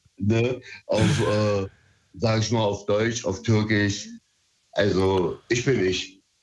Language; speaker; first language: German; early bilingual, other home language; Turkish